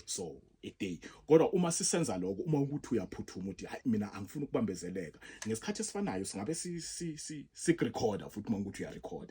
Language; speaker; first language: Zulu; non-native, local second language; South Ndebele